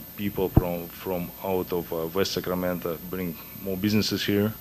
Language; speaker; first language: English; non-native, fluent; Russian